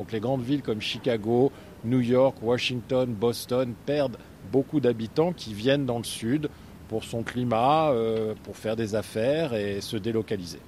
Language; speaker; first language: French; native; French